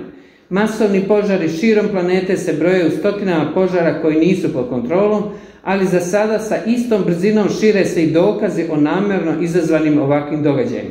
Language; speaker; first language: Serbian; native; Serbian